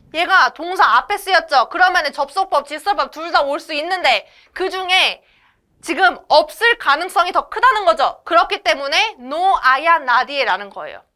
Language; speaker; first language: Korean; native; Korean